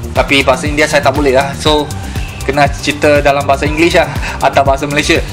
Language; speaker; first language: Malay; non-native, local second language; Min Nan Chinese